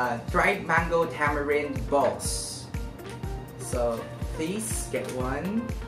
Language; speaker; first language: English; non-native, local second language; Filipino